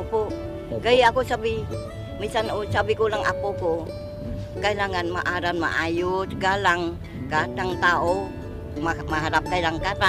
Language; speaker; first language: Filipino; non-native, learner; Vietnamese